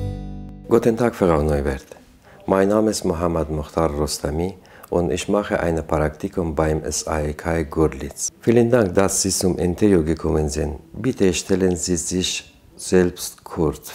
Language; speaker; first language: German; non-native, learner; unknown